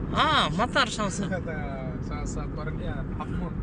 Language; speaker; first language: Arabic; non-native, learner; Bangla